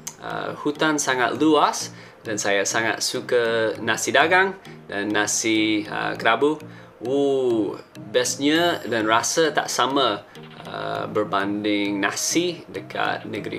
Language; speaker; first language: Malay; non-native, fluent; English